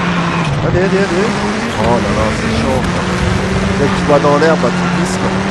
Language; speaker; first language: French; native; French